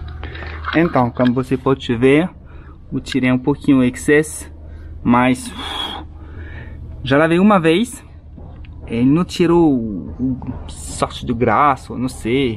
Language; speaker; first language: Portuguese; non-native, fluent; French